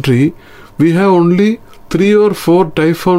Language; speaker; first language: English; non-native, local second language; Malayalam